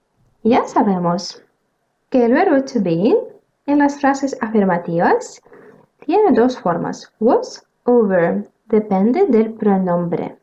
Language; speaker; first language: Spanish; non-native, fluent; Russian